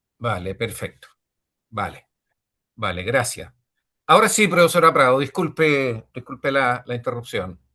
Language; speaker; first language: Spanish; native; Spanish